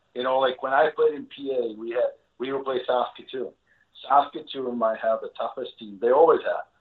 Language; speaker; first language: English; non-native, fluent; Czech